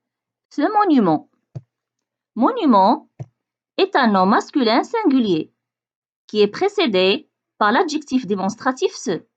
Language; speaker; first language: French; non-native, local second language; Arabic